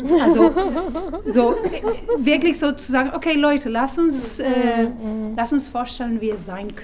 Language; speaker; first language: German; non-native, fluent; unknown